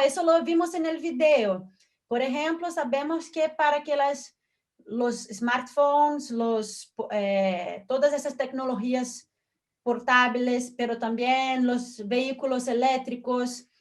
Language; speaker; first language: Spanish; non-native, fluent; Portuguese